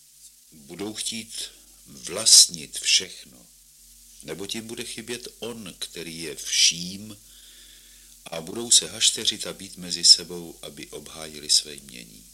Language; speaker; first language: Czech; native; Czech